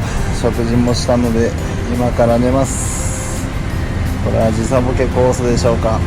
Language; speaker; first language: Japanese; native; Japanese